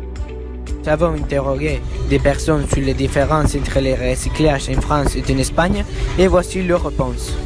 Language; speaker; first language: French; non-native, learner; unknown